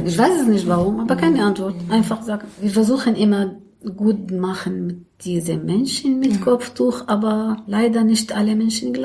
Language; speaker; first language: German; non-native, learner; Arabic